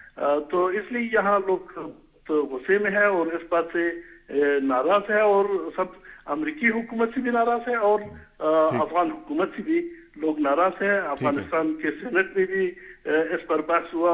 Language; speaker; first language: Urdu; non-native, fluent; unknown